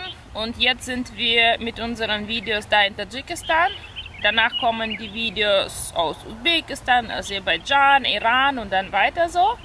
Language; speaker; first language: German; non-native, fluent; Russian